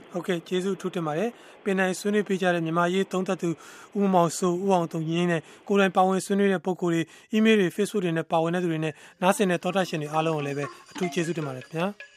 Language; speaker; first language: Burmese; native; Burmese